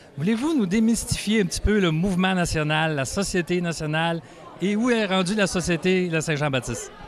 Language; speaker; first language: French; native; French